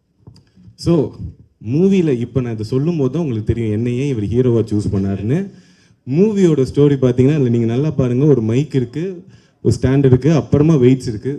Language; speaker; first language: Tamil; native; Tamil